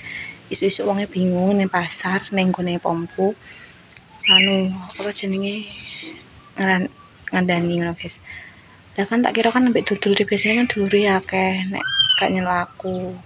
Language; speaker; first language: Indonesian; non-native, local second language; Javanese